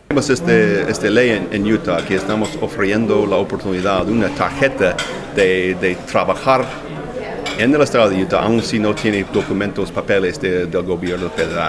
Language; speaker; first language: Spanish; non-native, learner; English